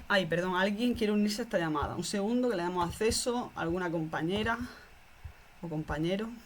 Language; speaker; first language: Spanish; native; Spanish